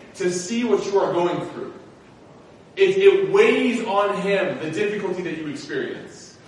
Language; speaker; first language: English; native; English